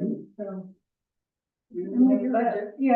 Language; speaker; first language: English; native; English